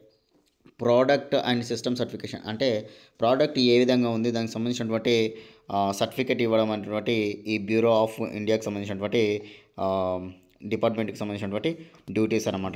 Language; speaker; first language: Telugu; native; Telugu